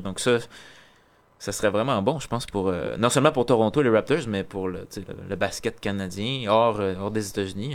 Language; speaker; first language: French; native; French